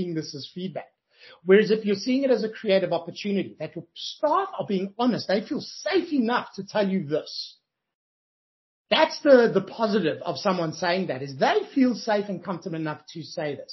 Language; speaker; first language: English; native; English